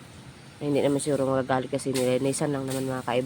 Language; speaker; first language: Filipino; non-native, local second language; Cebuano